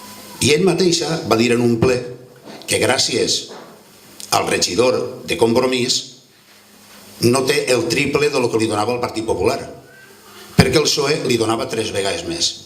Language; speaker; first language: Catalan; native; Catalan